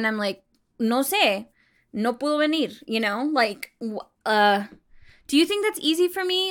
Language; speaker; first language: English; early bilingual, other home language; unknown